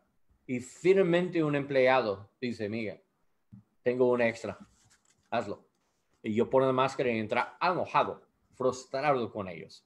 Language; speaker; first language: Spanish; non-native, learner; English